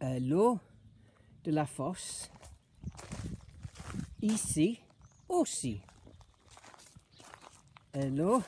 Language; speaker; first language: French; non-native, learner; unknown